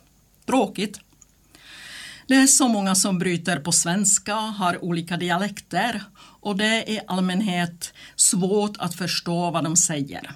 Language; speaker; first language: Swedish; non-native, fluent; Czech